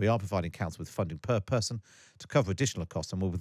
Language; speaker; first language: English; native; English